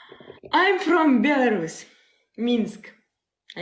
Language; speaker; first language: English; non-native, learner; Russian